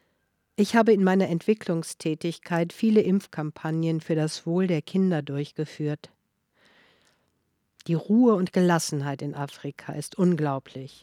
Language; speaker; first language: German; non-native, fluent; Dutch